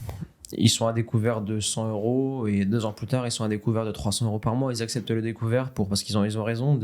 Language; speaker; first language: French; native; French